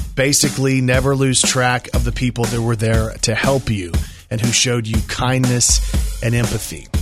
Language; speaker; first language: English; native; English